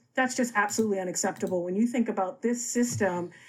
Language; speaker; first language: English; native; English